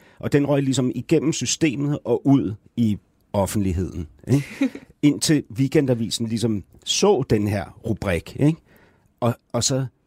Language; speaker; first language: Danish; native; Danish